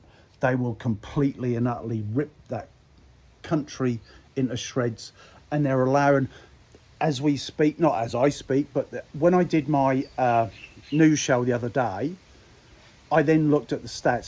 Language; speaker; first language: English; native; English